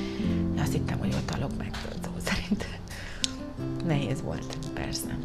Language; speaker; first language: Hungarian; native; Hungarian